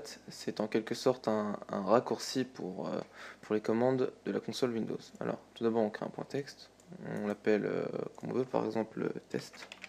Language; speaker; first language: French; native; French